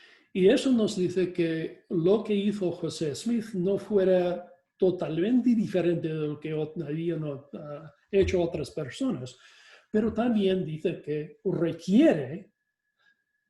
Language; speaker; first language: Spanish; non-native, fluent; English